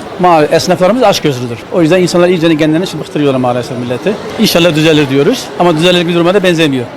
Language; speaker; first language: Turkish; native; Turkish